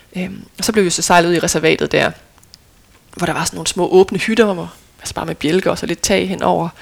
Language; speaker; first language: Danish; native; Danish